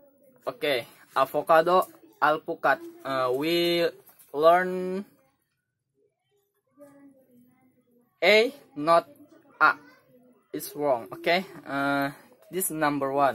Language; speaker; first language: English; non-native, learner; Indonesian